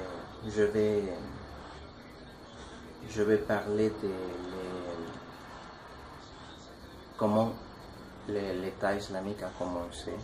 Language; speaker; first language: French; non-native, learner; Spanish